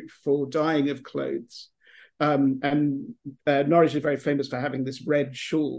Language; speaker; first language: English; native; English